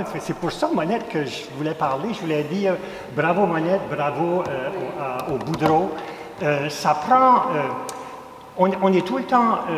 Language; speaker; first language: French; native; French